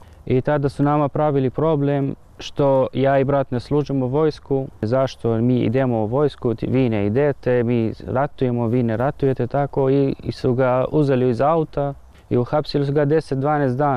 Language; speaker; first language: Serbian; non-native, learner; Arabic